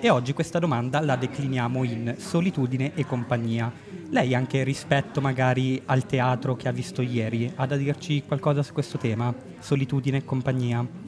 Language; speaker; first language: Italian; native; Italian